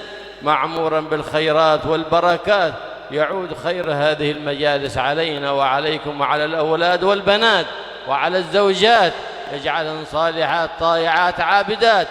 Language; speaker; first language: Arabic; native; Arabic